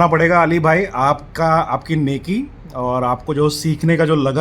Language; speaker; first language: Hindi; native; Hindi